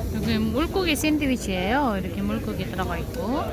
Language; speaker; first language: Korean; non-native, fluent; Uzbek